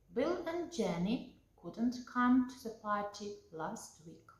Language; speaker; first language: English; non-native, fluent; Ukrainian